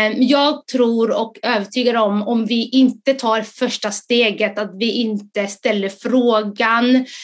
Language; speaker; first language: Swedish; early bilingual, other home language; Somali